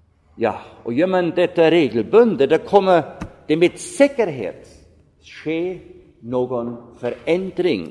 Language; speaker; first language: Swedish; non-native, fluent; German